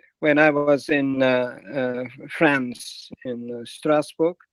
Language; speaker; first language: English; non-native, learner; Japanese